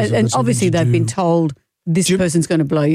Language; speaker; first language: English; native; English